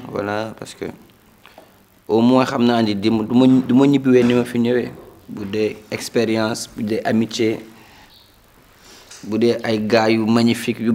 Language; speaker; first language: French; non-native, local second language; Wolof